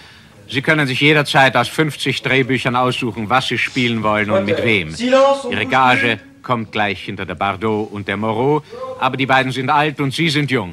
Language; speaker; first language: German; native; German